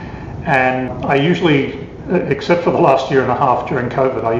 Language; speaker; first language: English; native; English